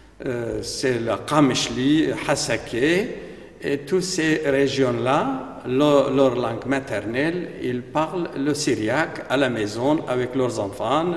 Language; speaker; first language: French; non-native, fluent; Aramaic